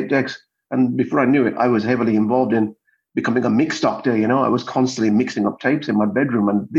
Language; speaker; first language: English; native; English